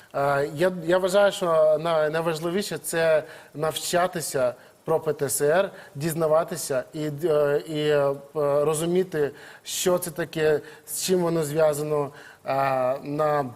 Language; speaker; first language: Ukrainian; native; Ukrainian